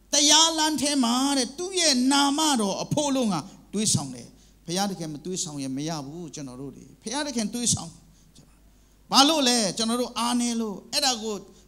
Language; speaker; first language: Burmese; non-native, local second language; Kachin